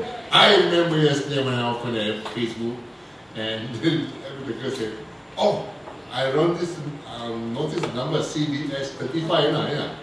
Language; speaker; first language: English; non-native, local second language; Malay